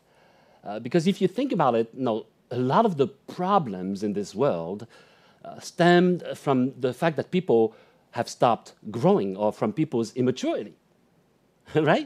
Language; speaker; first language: English; non-native, fluent; French